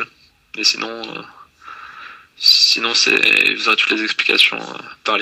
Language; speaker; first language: French; native; French